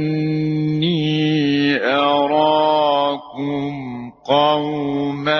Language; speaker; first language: Arabic; native; Arabic